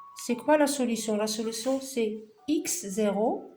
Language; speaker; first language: French; non-native, local second language; Arabic